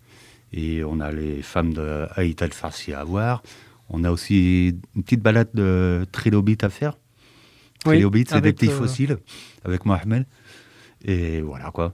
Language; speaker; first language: French; native; French